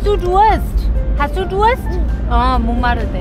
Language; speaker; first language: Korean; non-native, fluent; German